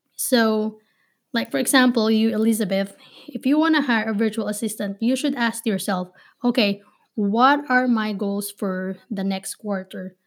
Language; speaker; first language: English; non-native, local second language; Filipino